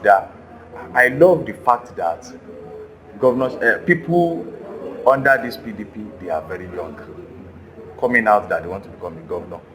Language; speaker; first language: English; non-native, local second language; Yoruba